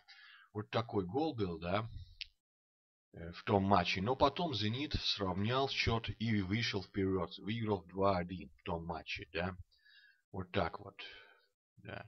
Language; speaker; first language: Russian; non-native, fluent; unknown